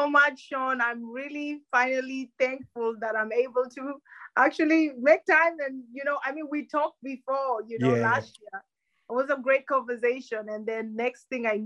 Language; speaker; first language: English; non-native, local second language; Luyia